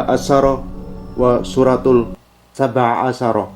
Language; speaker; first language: Arabic; non-native, learner; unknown